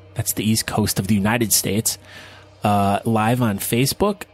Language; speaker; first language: English; native; English